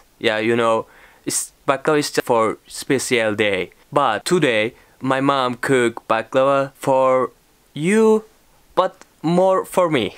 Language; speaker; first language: English; non-native, learner; Turkish